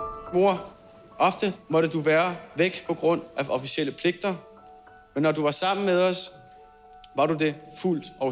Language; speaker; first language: Danish; native; Danish